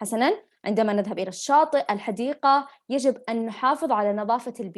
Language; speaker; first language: Arabic; native; Arabic